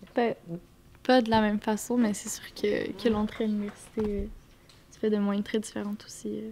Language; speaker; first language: French; native; French